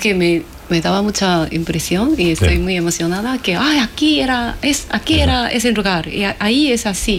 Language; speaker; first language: Spanish; non-native, fluent; Korean